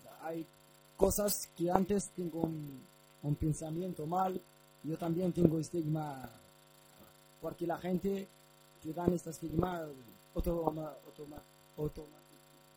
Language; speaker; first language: Spanish; non-native, learner; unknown